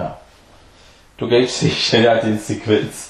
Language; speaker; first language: Danish; non-native, fluent; Arabic